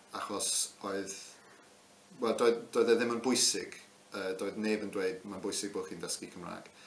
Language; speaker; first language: Welsh; non-native, local second language; English